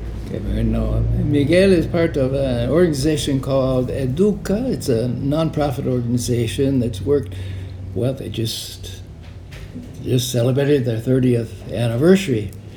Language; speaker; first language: English; native; English